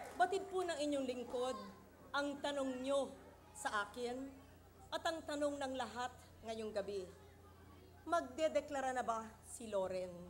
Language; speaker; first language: Filipino; native; Filipino